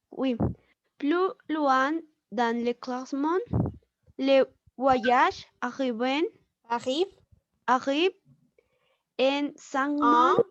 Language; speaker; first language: French; non-native, learner; Spanish